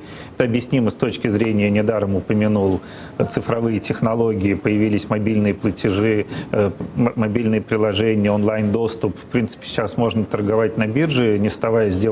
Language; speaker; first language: Russian; native; Russian